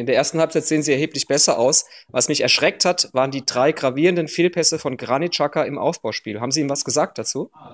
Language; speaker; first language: German; native; German